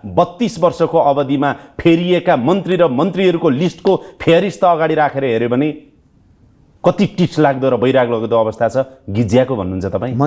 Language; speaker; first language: Nepali; native; Nepali